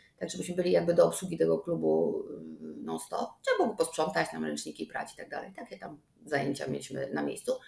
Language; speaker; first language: Polish; native; Polish